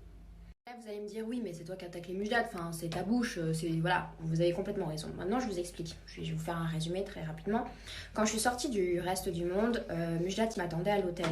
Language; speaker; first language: French; native; French